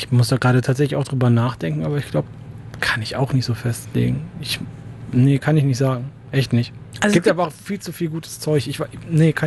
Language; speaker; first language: German; native; German